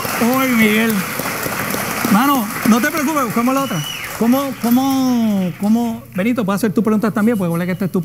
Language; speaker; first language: Spanish; native; Spanish